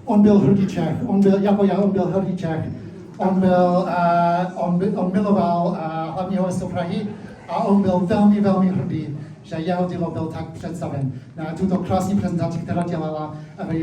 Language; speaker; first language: Czech; early bilingual, heritage; English